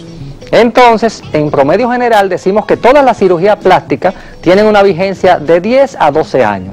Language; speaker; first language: Spanish; native; Spanish